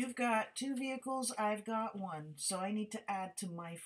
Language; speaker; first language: English; native; English